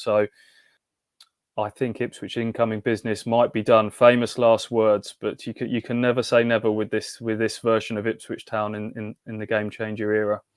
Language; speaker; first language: English; native; English